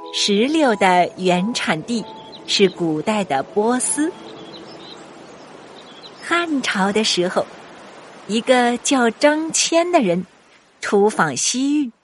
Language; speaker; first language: Chinese; native; Chinese